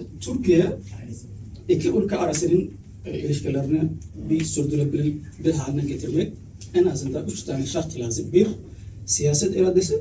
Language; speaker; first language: Turkish; non-native, learner; Somali